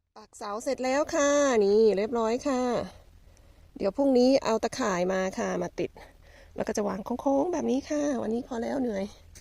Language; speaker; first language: Thai; native; Thai